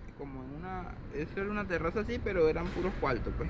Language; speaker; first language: Spanish; native; Spanish